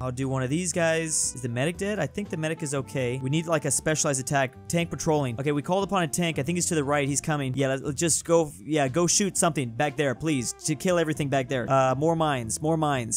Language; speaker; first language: English; native; English